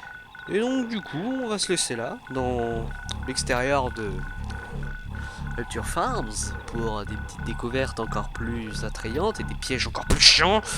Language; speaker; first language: French; native; French